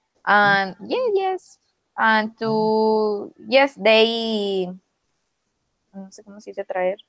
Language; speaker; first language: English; non-native, learner; Spanish